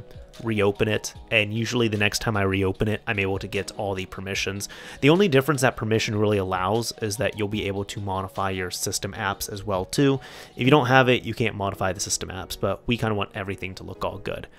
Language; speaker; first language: English; native; English